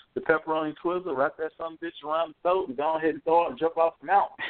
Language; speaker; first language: English; native; English